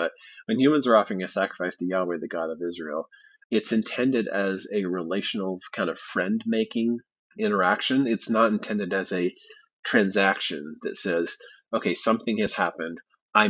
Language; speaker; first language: English; native; English